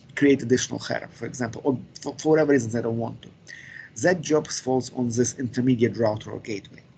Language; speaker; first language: English; non-native, fluent; Ukrainian